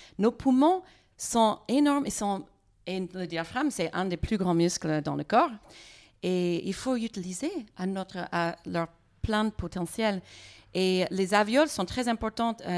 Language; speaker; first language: French; non-native, fluent; English